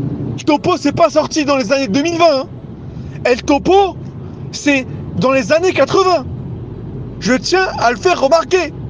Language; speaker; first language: French; native; French